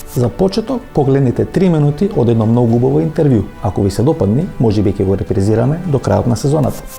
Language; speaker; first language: Macedonian; native; Macedonian